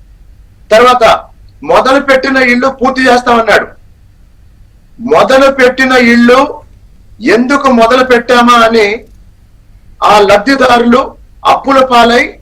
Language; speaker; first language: Telugu; native; Telugu